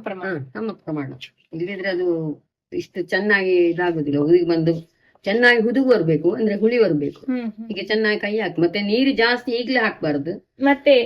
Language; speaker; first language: Kannada; non-native, local second language; Konkani